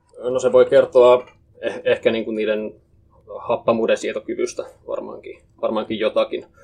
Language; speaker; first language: Finnish; native; Finnish